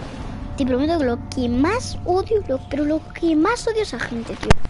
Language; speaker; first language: Spanish; native; Spanish